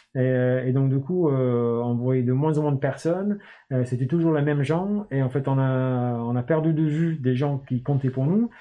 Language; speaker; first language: French; non-native, fluent; English